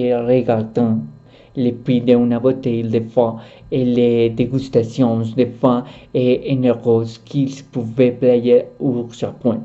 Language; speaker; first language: French; non-native, learner; Spanish